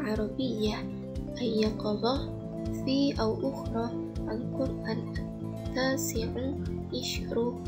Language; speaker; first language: Arabic; non-native, learner; Indonesian